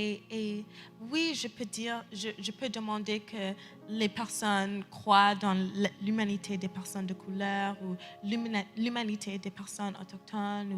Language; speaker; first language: French; early bilingual, heritage; English